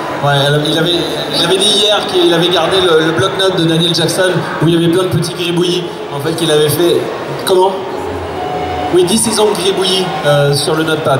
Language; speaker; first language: French; native; French